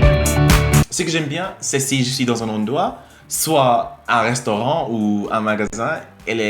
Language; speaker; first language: French; non-native, fluent; English